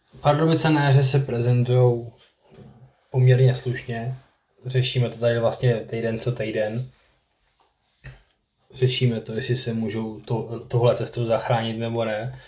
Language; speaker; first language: Czech; native; Czech